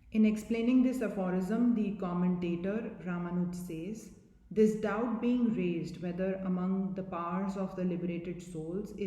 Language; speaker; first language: English; non-native, local second language; Hindi